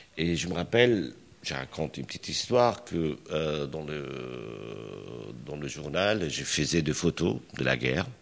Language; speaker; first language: French; non-native, local second language; Arabic